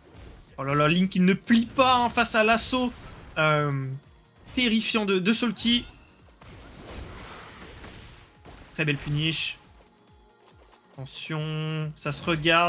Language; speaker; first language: French; native; French